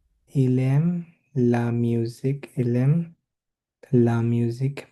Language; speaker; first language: French; non-native, learner; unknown